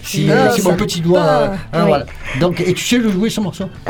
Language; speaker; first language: French; native; French